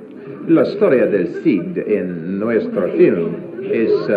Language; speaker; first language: Spanish; non-native, learner; English